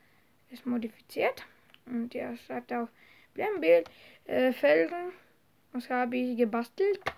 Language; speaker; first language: German; non-native, learner; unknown